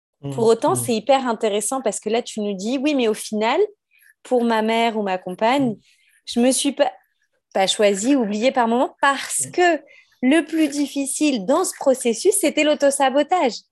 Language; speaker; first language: French; native; French